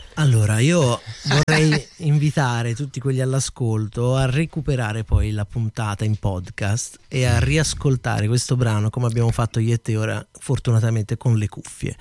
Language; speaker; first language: Italian; native; Italian